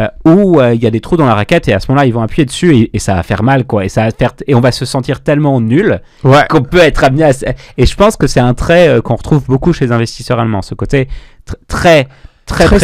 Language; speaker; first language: French; native; French